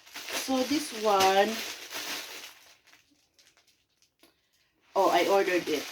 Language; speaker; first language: English; non-native, local second language; Filipino